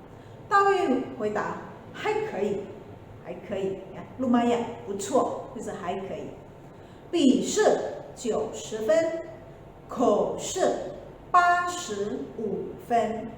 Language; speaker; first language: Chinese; non-native, fluent; Indonesian